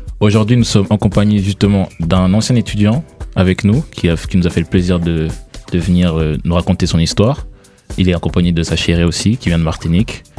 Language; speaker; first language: French; non-native, local second language; Kinyarwanda